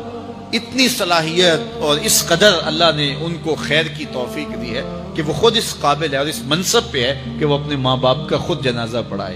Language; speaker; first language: Urdu; native; Urdu